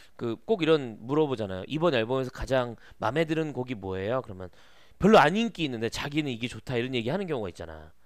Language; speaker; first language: Korean; native; Korean